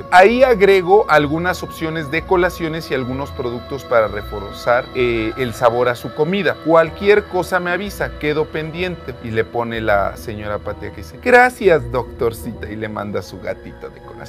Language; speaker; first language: Spanish; native; Spanish